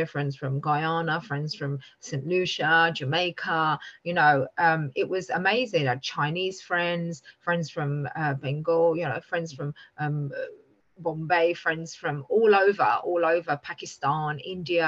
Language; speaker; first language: English; native; English